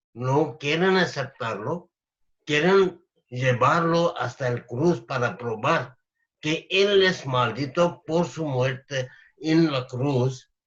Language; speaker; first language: Spanish; non-native, learner; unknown